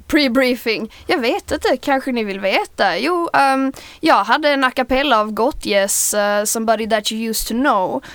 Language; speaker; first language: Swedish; native; Swedish